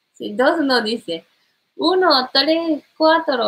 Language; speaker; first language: Spanish; non-native, learner; Japanese